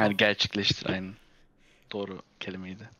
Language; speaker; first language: Turkish; early bilingual, heritage; Turkish